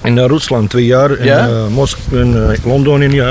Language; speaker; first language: Dutch; non-native, learner; Bosnian